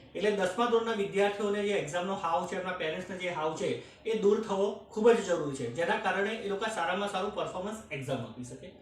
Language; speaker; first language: Gujarati; native; Gujarati